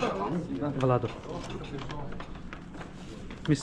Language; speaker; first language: Russian; non-native, local second language; Tajik